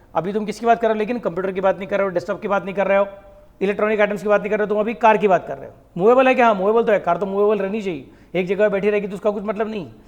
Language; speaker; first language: Hindi; non-native, local second language; Marathi